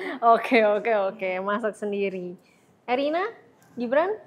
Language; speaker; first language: Indonesian; native; Indonesian